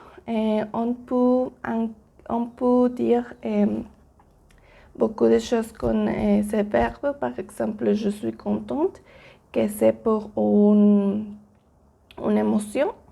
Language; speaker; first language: French; non-native, learner; Spanish